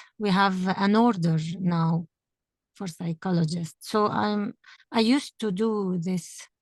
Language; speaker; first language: English; non-native, fluent; Arabic